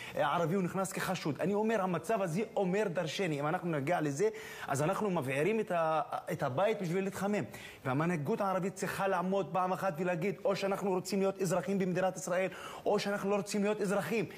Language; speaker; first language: Hebrew; non-native, local second language; Arabic